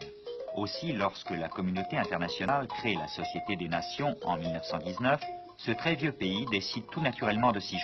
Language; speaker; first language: French; native; French